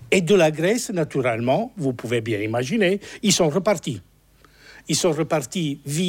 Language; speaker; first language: French; non-native, fluent; Italian